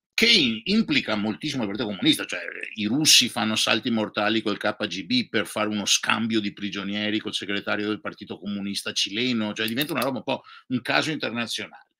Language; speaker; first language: Italian; native; Italian